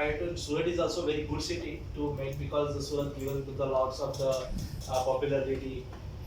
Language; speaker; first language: English; non-native, local second language; Marathi